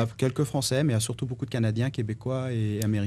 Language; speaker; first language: French; native; French